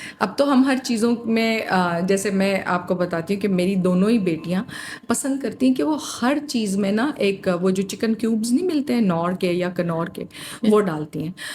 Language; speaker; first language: Urdu; native; Urdu